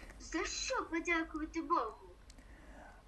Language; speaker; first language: Ukrainian; non-native, local second language; Russian